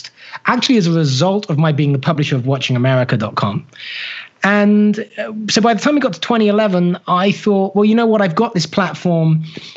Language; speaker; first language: English; native; English